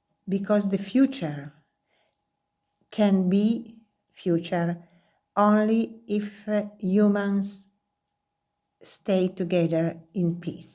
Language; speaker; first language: English; non-native, learner; Italian